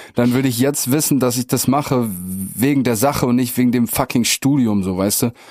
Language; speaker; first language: German; native; German